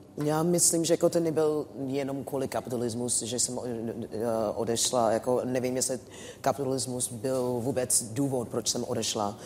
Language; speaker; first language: Czech; non-native, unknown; English